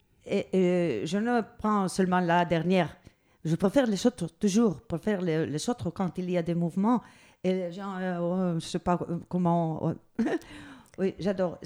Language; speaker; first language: French; non-native, learner; Spanish